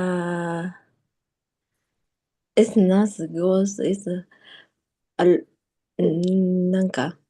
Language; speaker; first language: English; non-native, learner; Japanese